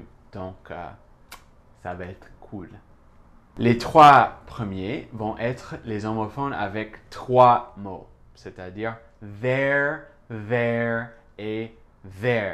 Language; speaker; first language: French; non-native, fluent; English